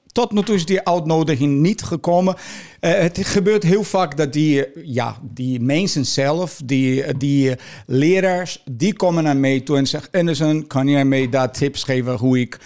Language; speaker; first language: Dutch; non-native, fluent; Portuguese